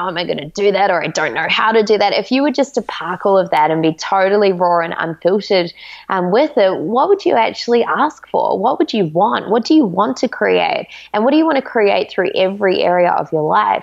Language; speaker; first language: English; native; English